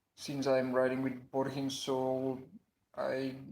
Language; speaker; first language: English; non-native, fluent; Dutch